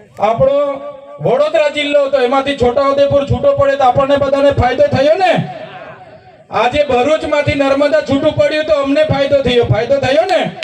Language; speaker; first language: Gujarati; non-native, local second language; Vasavi